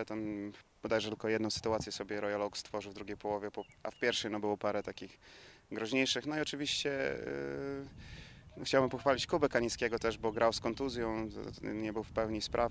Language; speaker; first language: Polish; native; Polish